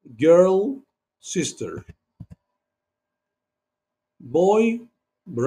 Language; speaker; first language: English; non-native, learner; Turkish